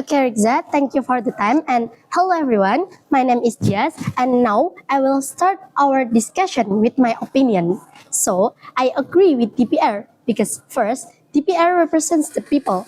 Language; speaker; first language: English; non-native, learner; Indonesian